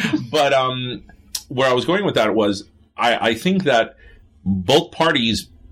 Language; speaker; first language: English; early bilingual, other home language; Spanish